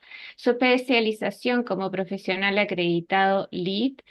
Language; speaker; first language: Spanish; native; Spanish